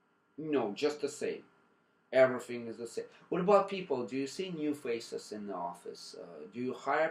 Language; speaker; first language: English; non-native, fluent; Russian